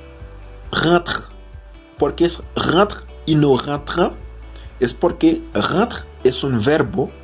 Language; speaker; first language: Spanish; non-native, fluent; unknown